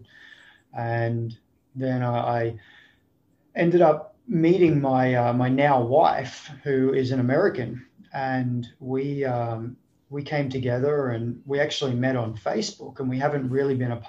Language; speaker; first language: English; native; English